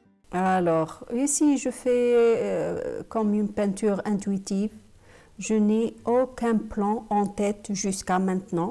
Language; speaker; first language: French; non-native, fluent; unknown